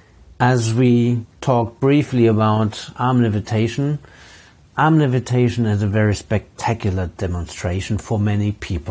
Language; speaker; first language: English; non-native, fluent; German